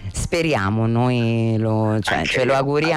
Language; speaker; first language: Italian; native; Italian